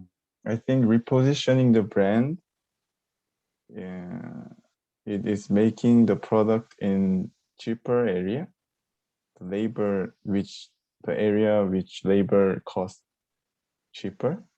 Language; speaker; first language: English; non-native, learner; Korean